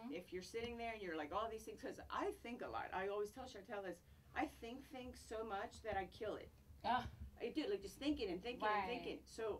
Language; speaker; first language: English; non-native, fluent; Greek